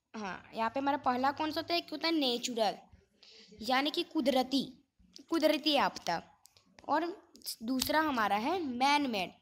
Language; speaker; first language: Hindi; non-native, local second language; Gujarati